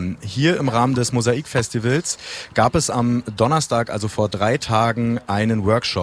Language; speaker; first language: German; native; German